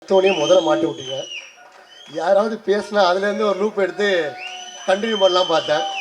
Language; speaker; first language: Tamil; native; Tamil